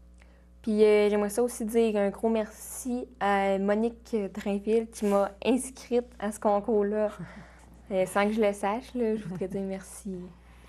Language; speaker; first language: French; native; French